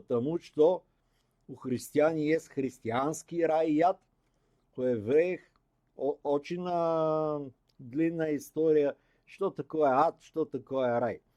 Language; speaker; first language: Russian; non-native, learner; Bulgarian